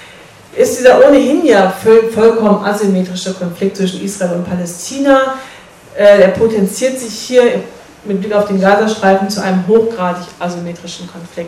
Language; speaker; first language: German; native; German